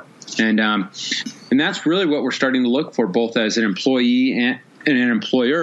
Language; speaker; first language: English; native; English